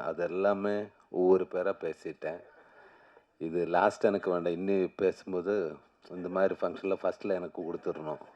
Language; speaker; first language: Tamil; non-native, learner; Malayalam